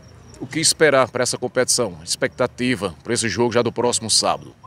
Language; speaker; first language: Portuguese; native; Portuguese